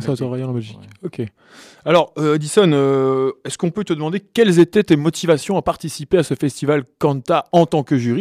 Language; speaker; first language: French; native; French